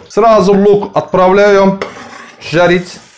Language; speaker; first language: Russian; non-native, learner; Turkish